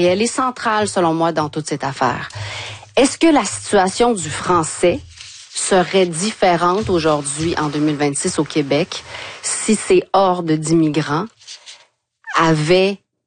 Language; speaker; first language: French; native; French